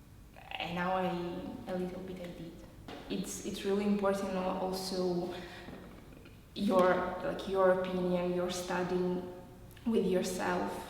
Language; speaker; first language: English; non-native, fluent; Russian